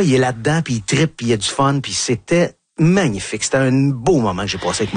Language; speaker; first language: French; native; French